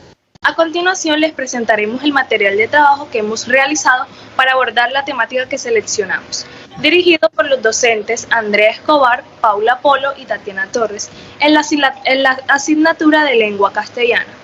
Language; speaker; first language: Spanish; native; Spanish